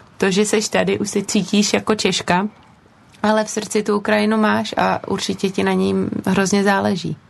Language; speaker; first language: Czech; native; Czech